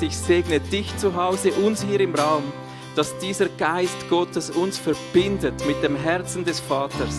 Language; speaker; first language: German; native; German